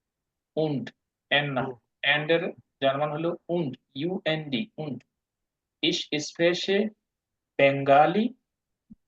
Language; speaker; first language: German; non-native, fluent; Bangla